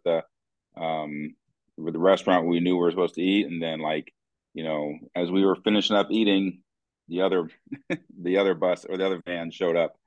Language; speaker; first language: English; native; English